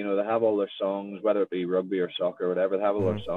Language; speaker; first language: English; native; English